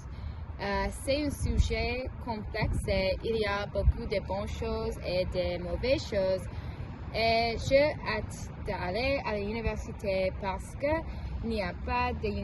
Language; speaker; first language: French; non-native, learner; English